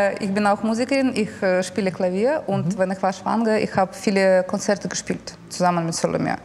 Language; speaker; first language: German; non-native, learner; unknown